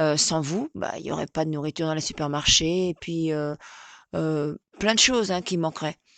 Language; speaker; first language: French; native; French